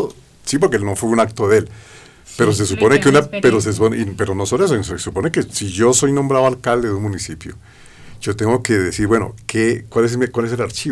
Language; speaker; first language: Spanish; native; Spanish